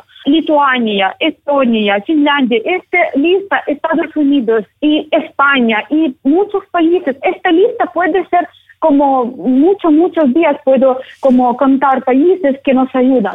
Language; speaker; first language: Spanish; non-native, learner; Ukrainian